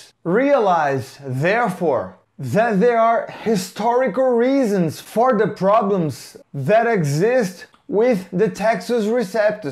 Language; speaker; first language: English; non-native, fluent; Portuguese